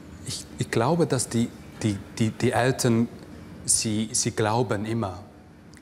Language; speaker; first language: German; non-native, fluent; English